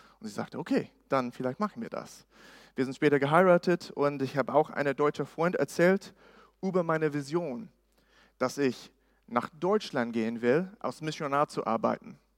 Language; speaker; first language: German; non-native, fluent; English